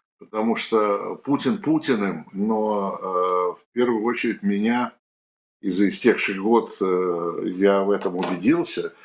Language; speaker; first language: Russian; native; Russian